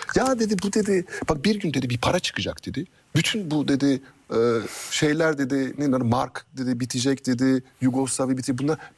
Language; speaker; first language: Turkish; early bilingual, heritage; Turkish